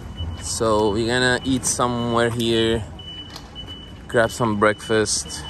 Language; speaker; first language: English; non-native, fluent; Persian